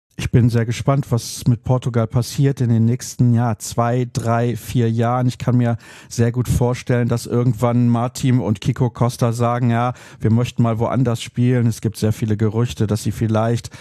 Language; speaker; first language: German; native; German